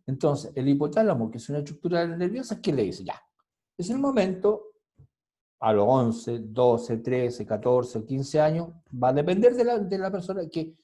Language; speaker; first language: Spanish; native; Spanish